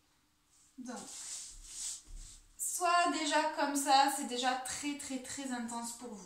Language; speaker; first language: French; native; French